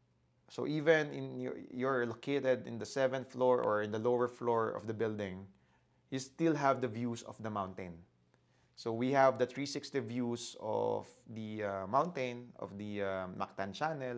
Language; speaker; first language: English; non-native, local second language; Filipino